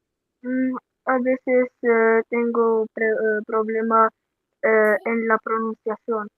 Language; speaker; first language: Spanish; non-native, learner; Arabic